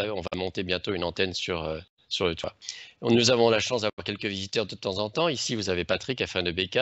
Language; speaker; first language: French; native; French